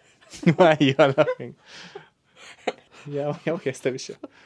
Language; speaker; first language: Mongolian; non-native, learner; Japanese